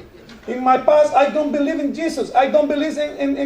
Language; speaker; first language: English; non-native, learner; Spanish